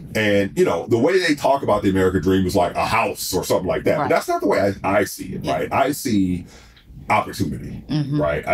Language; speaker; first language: English; native; English